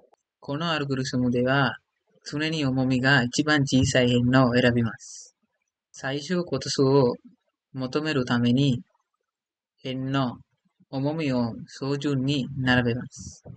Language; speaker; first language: Japanese; non-native, learner; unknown